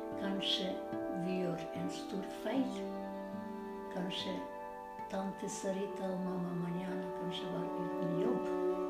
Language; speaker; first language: Norwegian; non-native, fluent; Macedonian